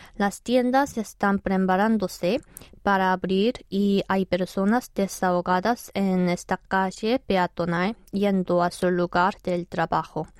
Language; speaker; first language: Spanish; non-native, fluent; Korean